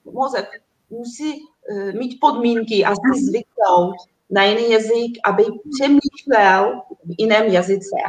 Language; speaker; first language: Czech; non-native, fluent; Russian